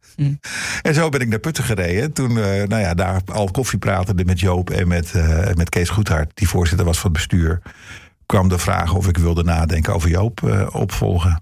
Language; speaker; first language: Dutch; early bilingual, heritage; Dutch